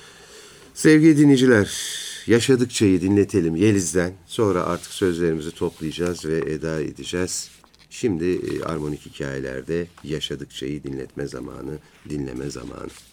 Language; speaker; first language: Turkish; native; Turkish